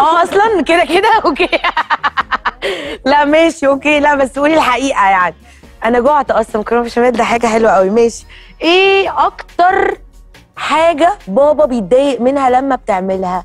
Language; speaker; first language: Arabic; native; Arabic